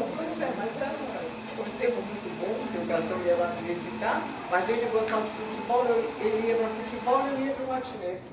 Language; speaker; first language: Portuguese; non-native, local second language; German